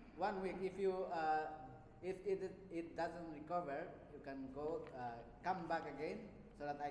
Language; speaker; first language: English; non-native, learner; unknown